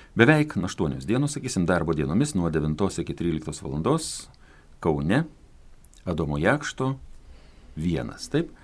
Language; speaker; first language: Lithuanian; native; Lithuanian